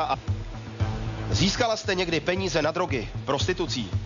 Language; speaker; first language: Czech; native; Czech